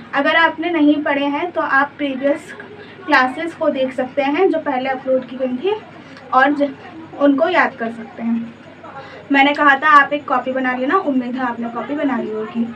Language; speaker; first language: Hindi; native; Hindi